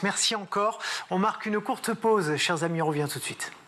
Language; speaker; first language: French; native; French